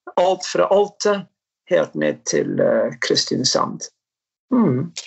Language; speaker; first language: Norwegian; non-native, fluent; English